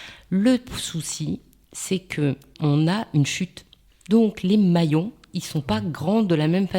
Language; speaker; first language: French; native; French